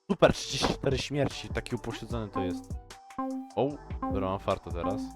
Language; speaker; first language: Polish; native; Polish